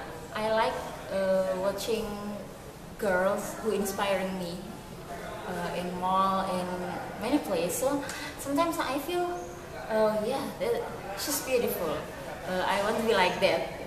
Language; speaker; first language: English; non-native, learner; Indonesian